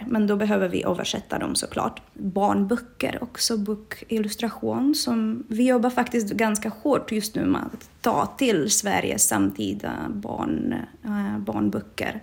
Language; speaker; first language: Swedish; non-native, fluent; Czech